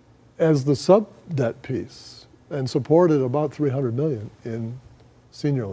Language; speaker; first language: English; native; English